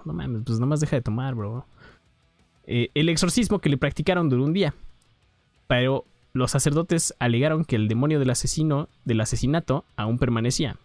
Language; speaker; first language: Spanish; native; Spanish